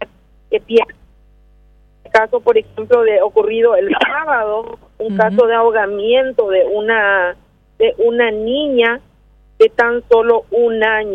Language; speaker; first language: Spanish; native; Spanish